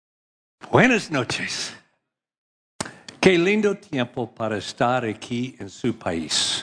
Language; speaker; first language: Spanish; non-native, learner; English